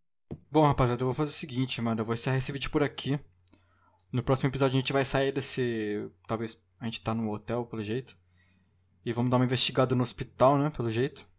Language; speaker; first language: Portuguese; native; Portuguese